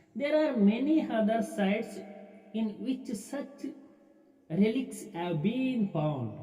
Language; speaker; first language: English; non-native, local second language; Kannada